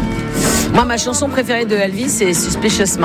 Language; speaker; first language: French; native; French